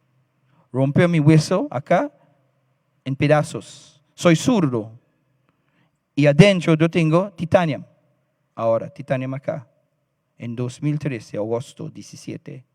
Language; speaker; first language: Spanish; non-native, fluent; English